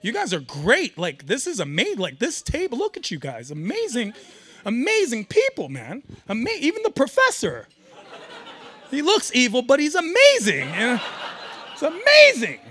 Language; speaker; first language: English; early bilingual, other home language; Persian